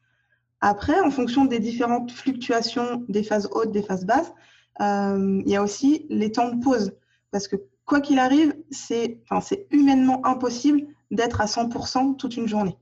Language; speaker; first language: French; native; French